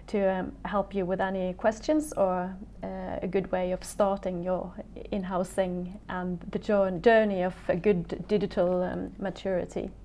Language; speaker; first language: English; non-native, fluent; Norwegian